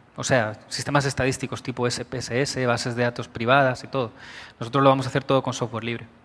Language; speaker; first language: Spanish; native; Spanish